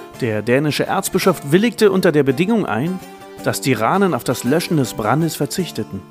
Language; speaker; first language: German; native; German